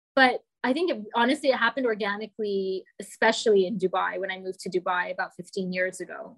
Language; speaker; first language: English; native; English